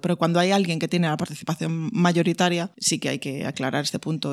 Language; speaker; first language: Spanish; native; Spanish